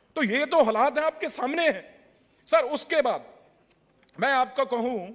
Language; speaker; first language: Hindi; non-native, local second language; Punjabi